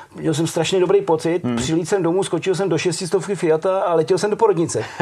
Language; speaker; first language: Czech; native; Czech